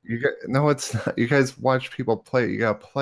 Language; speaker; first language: English; native; English